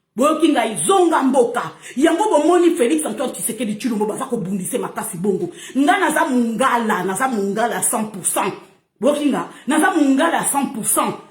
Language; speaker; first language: Lingala; native; Lingala